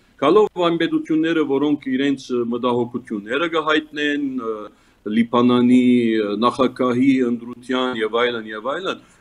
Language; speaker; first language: Armenian; early bilingual, heritage; Armenian